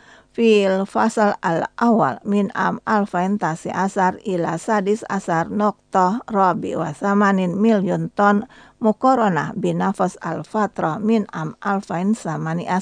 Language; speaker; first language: Arabic; non-native, fluent; Indonesian